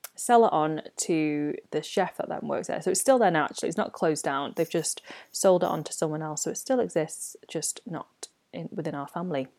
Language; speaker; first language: English; non-native, local second language; Cantonese